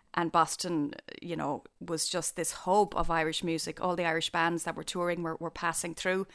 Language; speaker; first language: English; native; English